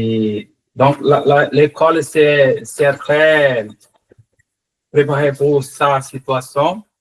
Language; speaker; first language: French; non-native, learner; Portuguese